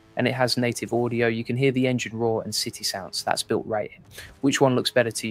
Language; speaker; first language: English; native; English